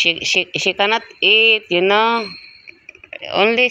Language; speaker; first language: English; non-native, learner; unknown